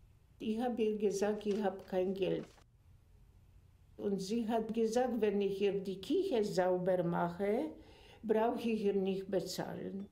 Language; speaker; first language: German; non-native, fluent; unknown